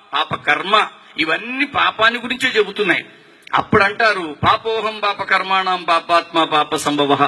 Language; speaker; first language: Telugu; non-native, local second language; Tamil